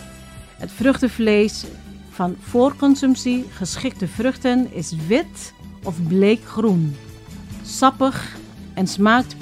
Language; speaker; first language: Dutch; non-native, fluent; Indonesian